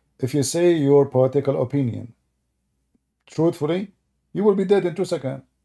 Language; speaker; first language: English; non-native, fluent; Arabic